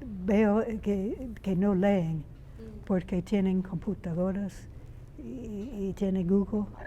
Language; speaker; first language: Spanish; non-native, fluent; English